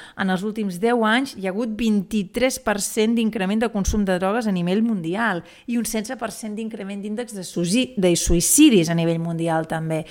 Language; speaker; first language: Catalan; native; Catalan